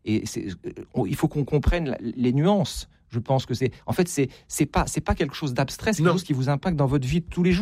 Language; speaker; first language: French; native; French